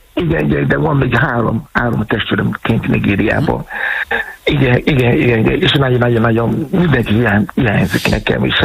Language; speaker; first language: Hungarian; non-native, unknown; Yoruba